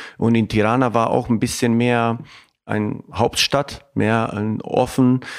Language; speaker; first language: German; non-native, fluent; Albanian